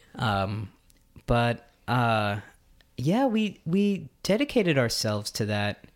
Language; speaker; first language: English; early bilingual, other home language; Hindi